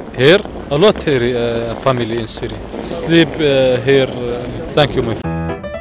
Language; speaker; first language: English; non-native, learner; Arabic